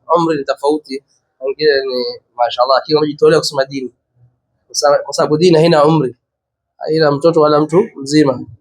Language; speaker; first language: Swahili; native; Swahili